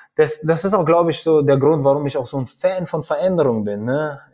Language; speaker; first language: German; early bilingual, other home language; Russian